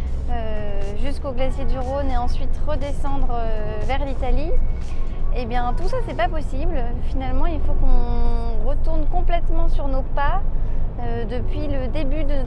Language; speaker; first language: French; native; French